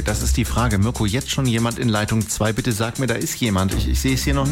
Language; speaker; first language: German; native; German